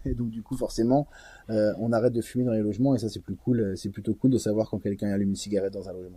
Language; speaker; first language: French; native; French